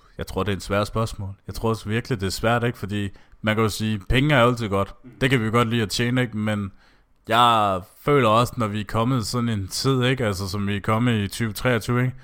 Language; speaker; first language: Danish; native; Danish